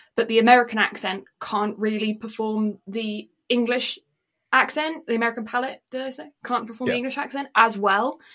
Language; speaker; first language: English; native; English